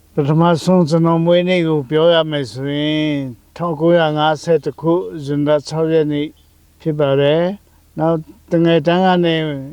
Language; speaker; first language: Burmese; non-native, local second language; Hakha Chin